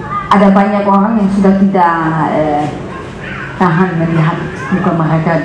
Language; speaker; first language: Indonesian; non-native, fluent; Dutch